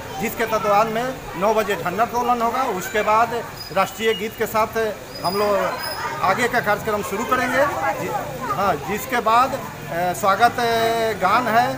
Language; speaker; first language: Hindi; native; Hindi